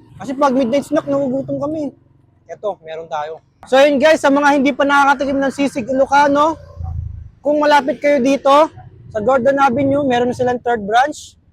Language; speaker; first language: Filipino; native; Filipino